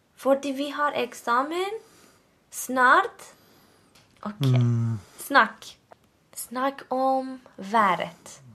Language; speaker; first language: Norwegian; non-native, fluent; Persian